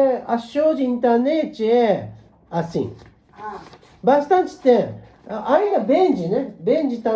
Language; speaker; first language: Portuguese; non-native, learner; Japanese